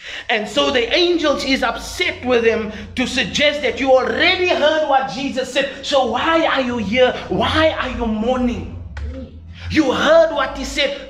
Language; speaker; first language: English; non-native, local second language; Afrikaans